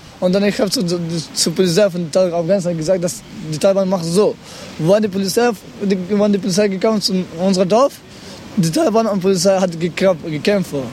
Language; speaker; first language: German; non-native, learner; Pashto